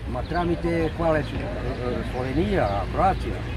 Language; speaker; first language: Italian; non-native, learner; Serbian